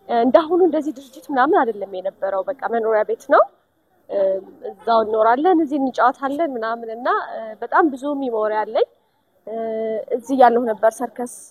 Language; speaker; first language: Amharic; non-native, local second language; Tigrinya